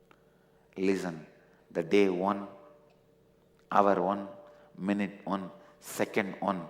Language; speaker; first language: English; non-native, local second language; Tamil